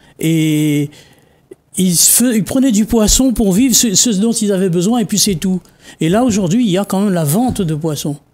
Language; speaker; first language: French; non-native, local second language; Réunion Creole French